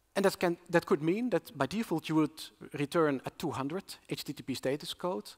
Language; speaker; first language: English; non-native, fluent; Dutch